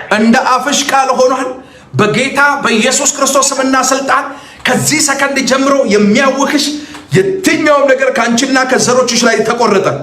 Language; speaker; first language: Amharic; native; Amharic